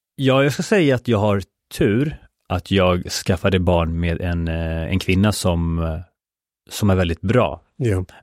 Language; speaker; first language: Swedish; early bilingual, other home language; Spanish